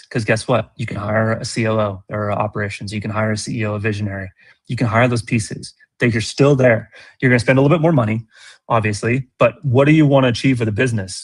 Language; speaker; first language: English; native; English